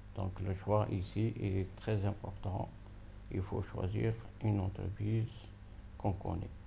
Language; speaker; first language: French; non-native, local second language; Arabic